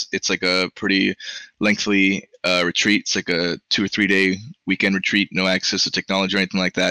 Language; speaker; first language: English; early bilingual, other home language; Spanish